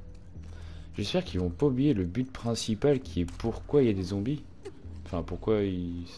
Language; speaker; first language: French; native; French